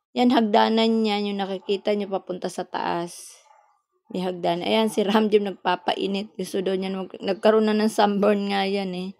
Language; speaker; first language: Filipino; non-native, local second language; Waray